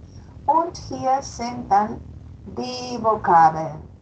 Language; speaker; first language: German; non-native, fluent; Spanish